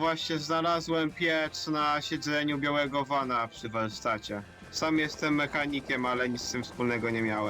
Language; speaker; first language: Polish; native; Polish